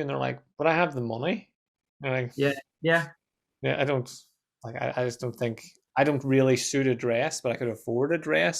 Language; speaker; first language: English; native; English